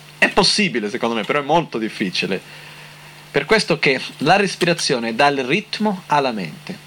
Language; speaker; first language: Italian; non-native, fluent; Portuguese